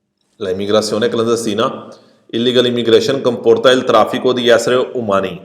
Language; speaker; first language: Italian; non-native, fluent; Urdu